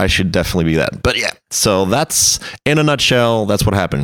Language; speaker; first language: English; non-native, fluent; French